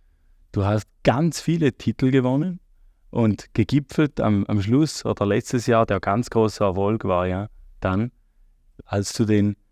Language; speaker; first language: German; native; German